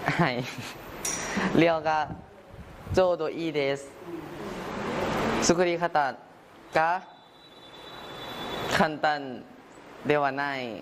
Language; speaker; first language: Japanese; non-native, learner; Thai